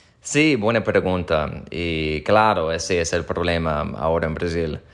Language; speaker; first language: Spanish; non-native, fluent; English